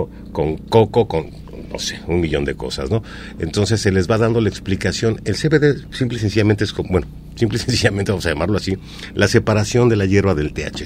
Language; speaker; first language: Spanish; native; Spanish